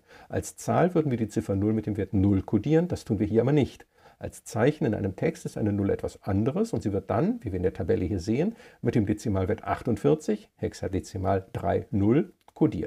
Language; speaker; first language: German; native; German